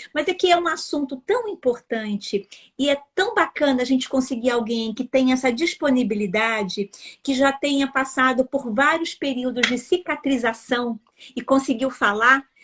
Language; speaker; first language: Portuguese; native; Portuguese